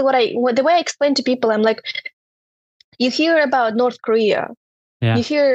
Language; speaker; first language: English; non-native, fluent; Turkmen